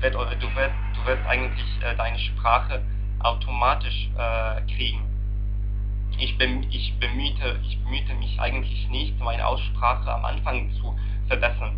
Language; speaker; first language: German; non-native, learner; Arabic